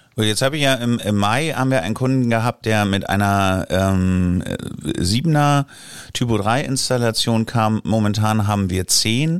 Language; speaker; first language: German; native; German